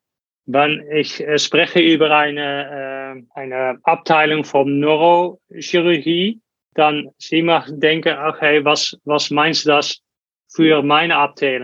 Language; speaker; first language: German; non-native, learner; Dutch